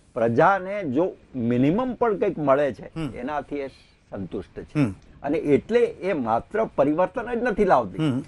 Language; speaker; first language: Gujarati; native; Gujarati